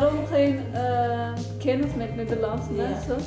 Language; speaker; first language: Dutch; non-native, learner; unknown